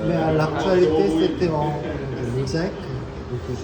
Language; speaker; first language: French; non-native, fluent; Korean